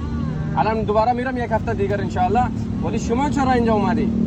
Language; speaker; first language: Persian; non-native, learner; Urdu